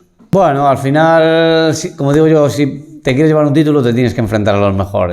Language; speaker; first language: Spanish; native; Spanish